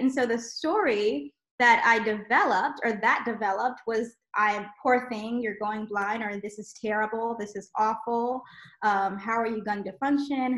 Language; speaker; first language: English; native; English